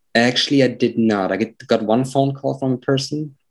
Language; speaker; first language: English; non-native, fluent; German